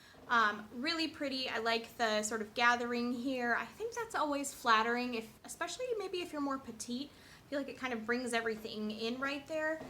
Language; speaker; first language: English; native; English